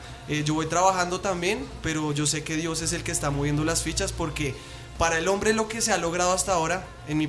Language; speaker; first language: Spanish; native; Spanish